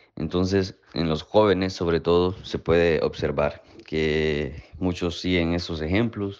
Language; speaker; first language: Spanish; native; Spanish